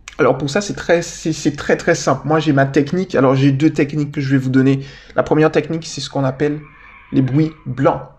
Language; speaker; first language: French; native; French